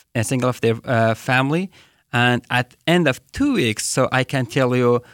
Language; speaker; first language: English; non-native, fluent; Persian